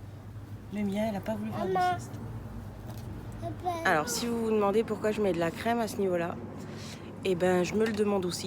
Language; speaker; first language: French; native; French